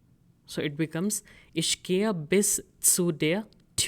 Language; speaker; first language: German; non-native, fluent; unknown